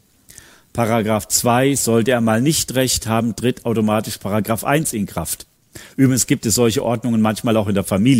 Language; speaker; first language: German; native; German